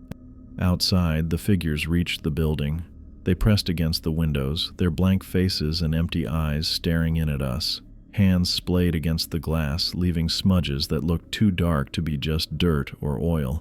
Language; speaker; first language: English; native; English